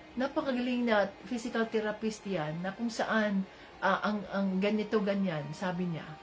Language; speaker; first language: Filipino; native; Filipino